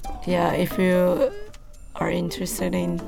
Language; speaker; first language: English; non-native, learner; Japanese